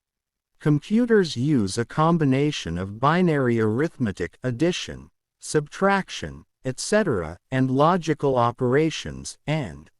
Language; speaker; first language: English; non-native, learner; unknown